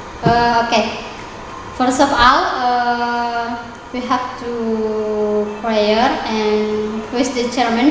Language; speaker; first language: English; non-native, learner; Indonesian